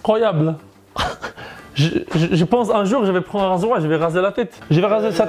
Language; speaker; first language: French; non-native, fluent; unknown